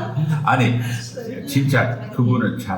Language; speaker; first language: Korean; non-native, fluent; English